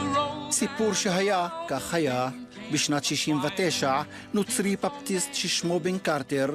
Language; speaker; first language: Hebrew; native; Hebrew